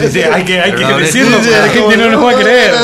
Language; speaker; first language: Spanish; native; Spanish